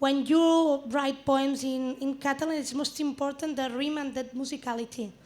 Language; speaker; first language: English; non-native, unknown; Catalan